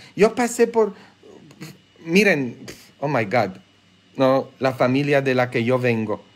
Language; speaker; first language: Spanish; non-native, fluent; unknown